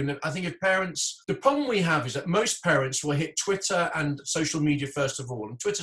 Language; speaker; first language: English; native; English